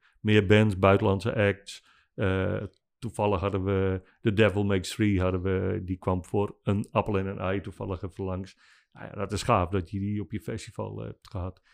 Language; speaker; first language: Dutch; non-native, local second language; Western Frisian